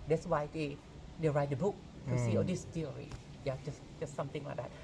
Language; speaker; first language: English; non-native, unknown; Thai